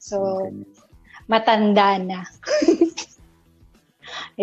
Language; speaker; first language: Filipino; native; Filipino